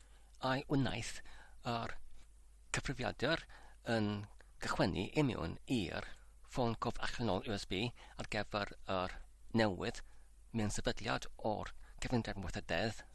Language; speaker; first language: Welsh; non-native, learner; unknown